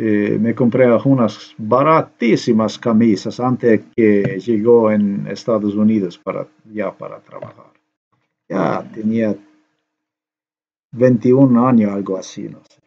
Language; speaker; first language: Spanish; non-native, learner; Slovenian